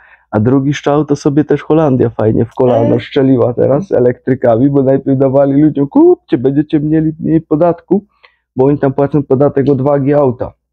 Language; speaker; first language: Polish; native; Polish